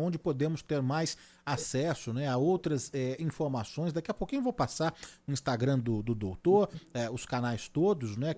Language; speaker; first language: Portuguese; native; Portuguese